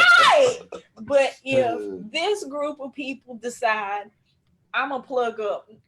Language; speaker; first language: English; native; English